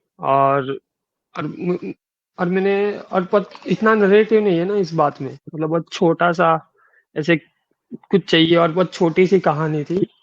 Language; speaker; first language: Hindi; non-native, local second language; Gujarati